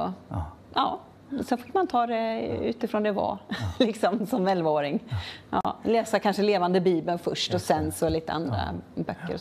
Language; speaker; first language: Swedish; native; Swedish